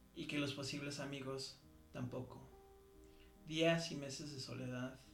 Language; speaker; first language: Spanish; early bilingual, heritage; Spanish